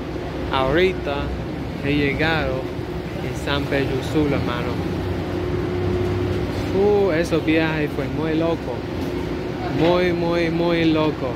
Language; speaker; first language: Spanish; non-native, learner; English